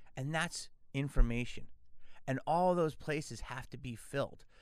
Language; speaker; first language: English; native; English